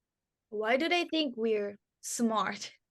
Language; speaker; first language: English; non-native, learner; Japanese